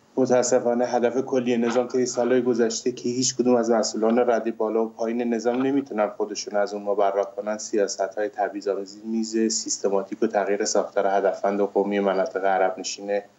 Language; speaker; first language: Persian; native; Persian